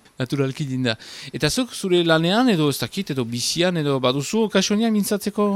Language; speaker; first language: Basque; native; Basque